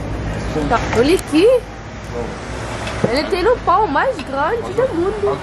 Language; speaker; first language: Portuguese; non-native, learner; Dutch